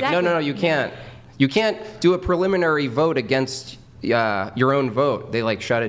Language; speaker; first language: English; native; English